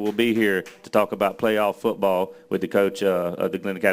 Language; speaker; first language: English; native; English